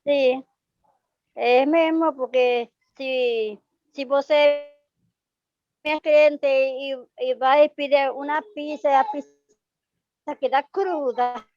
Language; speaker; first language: Portuguese; non-native, learner; Spanish